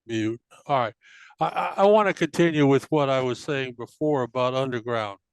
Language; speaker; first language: English; native; English